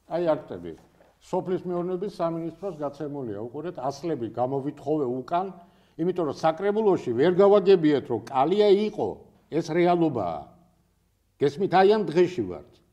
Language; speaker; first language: Georgian; native; Georgian